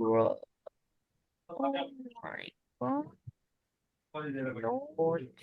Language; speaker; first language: English; non-native, local second language; Urdu